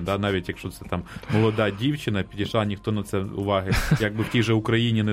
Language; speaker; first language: Ukrainian; native; Ukrainian